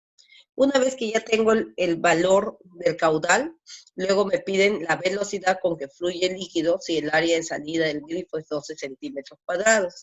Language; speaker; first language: Spanish; native; Spanish